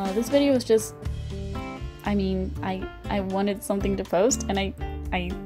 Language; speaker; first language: English; non-native, fluent; Portuguese